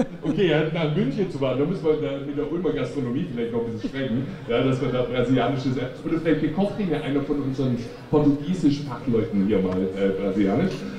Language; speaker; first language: German; native; German